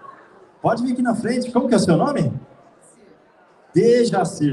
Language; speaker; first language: Portuguese; native; Portuguese